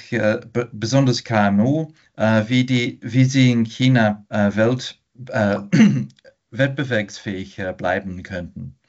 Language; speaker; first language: German; non-native, fluent; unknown